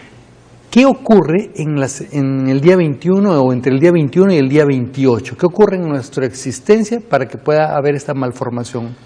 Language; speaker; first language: Spanish; native; Spanish